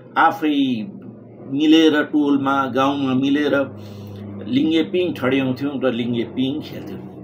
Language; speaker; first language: Nepali; native; Nepali